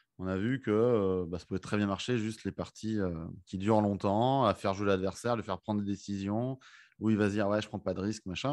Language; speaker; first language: French; native; French